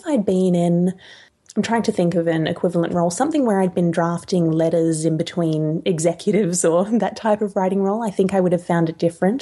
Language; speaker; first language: English; native; English